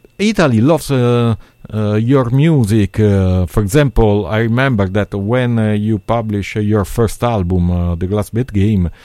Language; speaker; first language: English; non-native, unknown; Italian